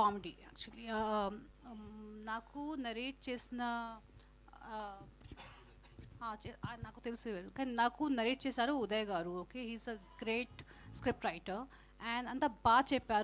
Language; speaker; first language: Telugu; non-native, fluent; Hindi